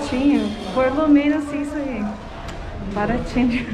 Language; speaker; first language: Portuguese; non-native, fluent; English